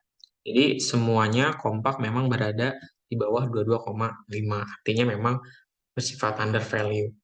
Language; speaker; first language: Indonesian; native; Indonesian